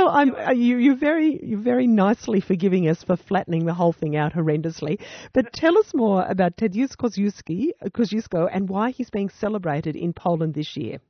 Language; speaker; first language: English; native; English